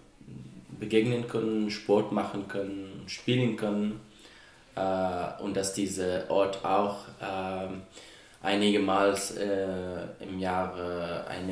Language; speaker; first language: German; non-native, fluent; Persian